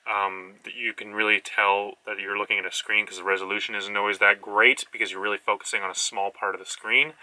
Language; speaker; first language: English; native; English